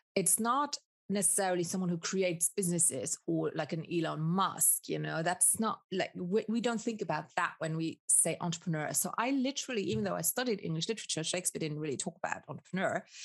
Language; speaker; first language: English; early bilingual, other home language; Spanish